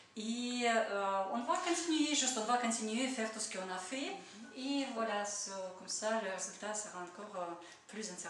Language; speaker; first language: French; non-native, learner; Russian